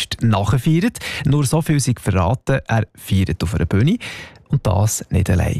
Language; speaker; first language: German; native; German